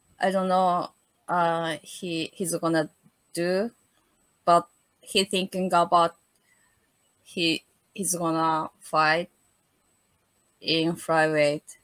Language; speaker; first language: English; non-native, learner; Japanese